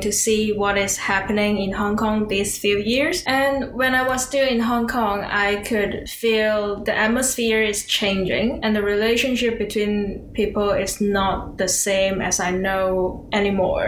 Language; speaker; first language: English; non-native, local second language; Cantonese